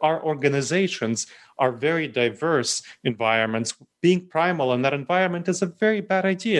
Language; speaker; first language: English; early bilingual, other home language; Romanian